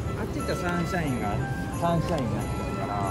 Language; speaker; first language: Japanese; native; Japanese